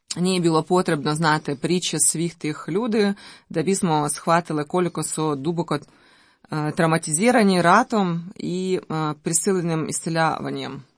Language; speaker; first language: Croatian; non-native, learner; Russian